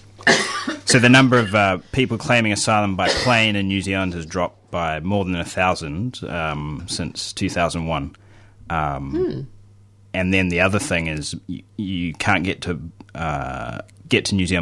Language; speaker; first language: English; native; English